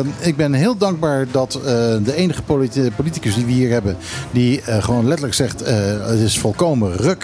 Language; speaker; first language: Dutch; native; Dutch